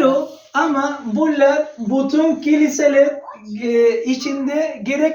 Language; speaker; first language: Turkish; non-native, learner; Spanish